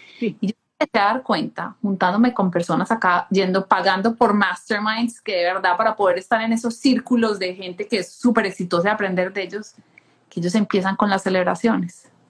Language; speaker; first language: Spanish; native; Spanish